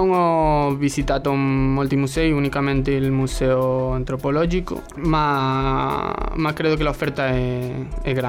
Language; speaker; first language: Italian; non-native, learner; Spanish